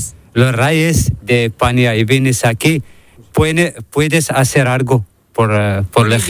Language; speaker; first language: Spanish; non-native, learner; Arabic